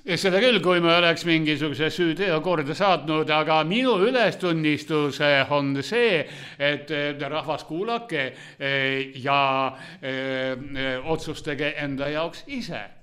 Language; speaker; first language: Estonian; non-native, local second language; Russian